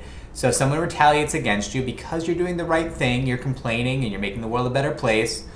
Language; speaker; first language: English; native; English